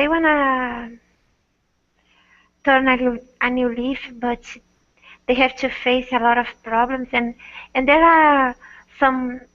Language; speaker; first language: English; non-native, learner; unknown